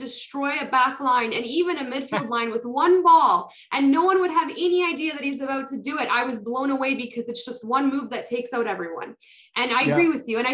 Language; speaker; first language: English; non-native, fluent; Polish